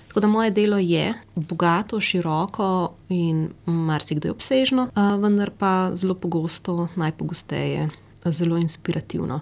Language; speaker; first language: Slovenian; native; Slovenian